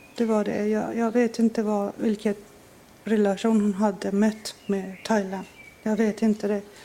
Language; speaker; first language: Swedish; non-native, fluent; Persian